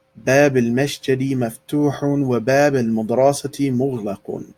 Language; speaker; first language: Arabic; non-native, fluent; English